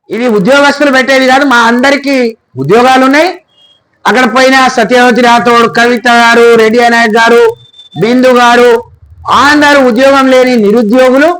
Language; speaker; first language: Telugu; non-native, local second language; Lambadi